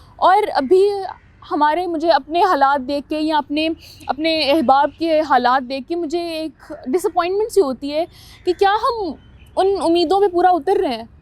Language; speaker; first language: Urdu; native; Urdu